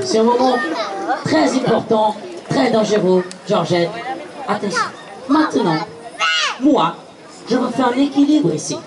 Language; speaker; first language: French; non-native, fluent; Portuguese